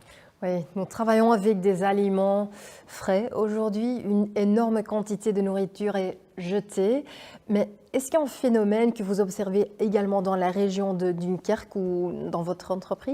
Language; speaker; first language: French; non-native, local second language; Dutch